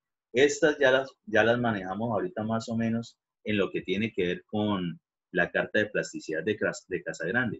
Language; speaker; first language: Spanish; native; Spanish